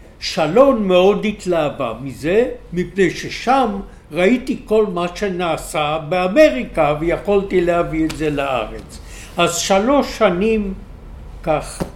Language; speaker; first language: Hebrew; native; Hebrew